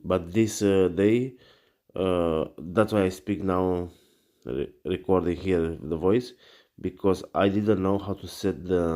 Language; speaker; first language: English; non-native, learner; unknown